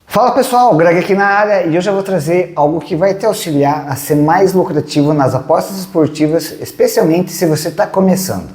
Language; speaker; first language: Portuguese; native; Portuguese